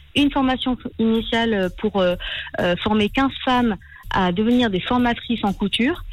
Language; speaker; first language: French; early bilingual, other home language; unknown